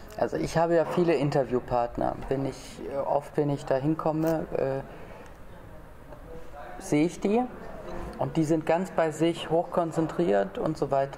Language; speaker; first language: German; native; German